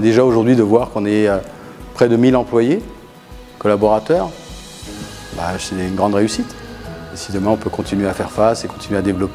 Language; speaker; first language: French; early bilingual, other home language; Arabic